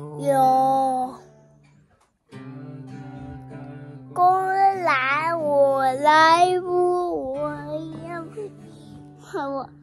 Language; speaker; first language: Chinese; early bilingual, heritage; Chinese